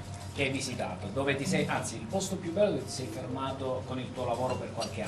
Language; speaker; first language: Italian; native; Italian